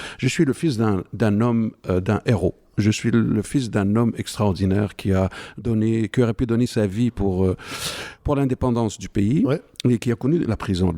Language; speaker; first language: French; non-native, local second language; Arabic